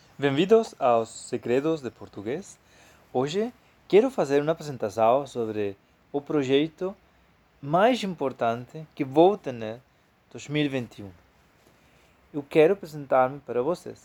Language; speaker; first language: Portuguese; non-native, fluent; Spanish